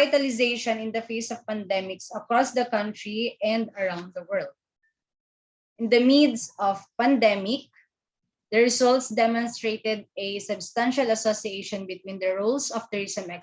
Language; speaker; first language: English; non-native, local second language; Filipino